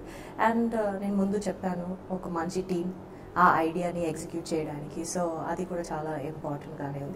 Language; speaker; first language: Telugu; non-native, fluent; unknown